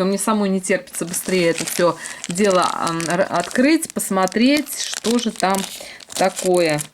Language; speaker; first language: Russian; native; Russian